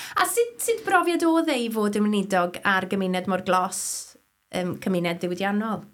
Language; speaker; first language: Welsh; native; Welsh